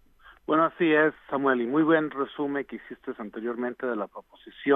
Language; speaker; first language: Spanish; early bilingual, other home language; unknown